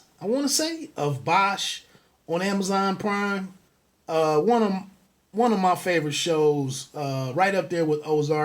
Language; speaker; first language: English; native; English